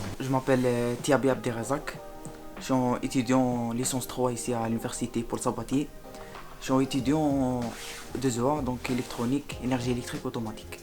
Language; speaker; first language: French; non-native, local second language; Arabic